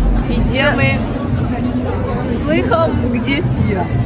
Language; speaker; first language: Polish; non-native, local second language; Ukrainian